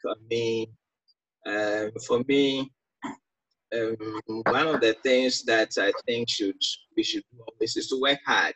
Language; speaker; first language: English; non-native, local second language; Akan